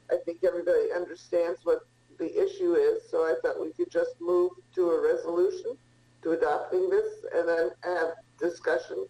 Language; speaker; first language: English; early bilingual, other home language; Italian